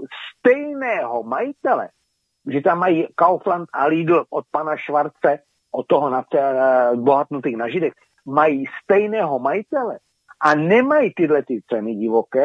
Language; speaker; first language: Czech; native; Czech